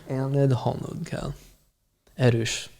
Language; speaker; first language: Hungarian; non-native, fluent; English